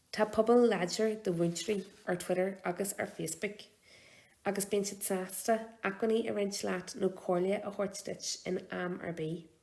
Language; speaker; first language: Irish; non-native, local second language; English